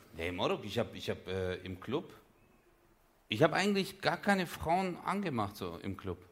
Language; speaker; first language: German; early bilingual, other home language; Turkish